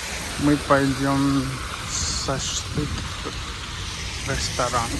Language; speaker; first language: Russian; non-native, learner; English